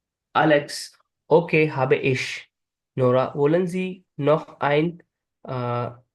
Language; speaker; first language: German; non-native, learner; Hindi